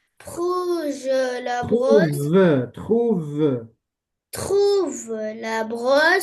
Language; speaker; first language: French; non-native, learner; Arabic